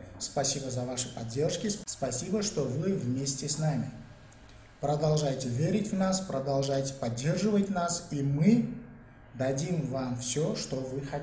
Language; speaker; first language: Russian; non-native, local second language; Uzbek